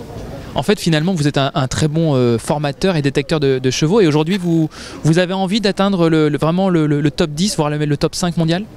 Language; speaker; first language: French; native; French